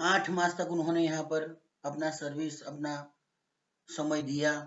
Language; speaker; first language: Hindi; non-native, local second language; Gujarati